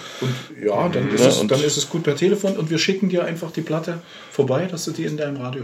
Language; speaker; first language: German; native; German